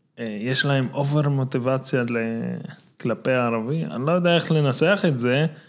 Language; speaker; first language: Hebrew; non-native, local second language; Arabic